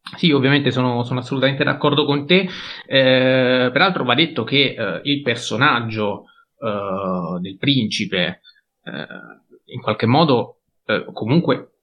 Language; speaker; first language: Italian; native; Italian